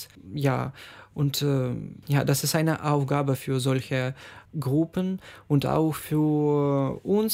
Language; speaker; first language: German; non-native, fluent; Ukrainian